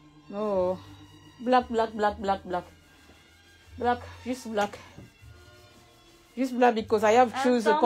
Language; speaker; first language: English; non-native, learner; French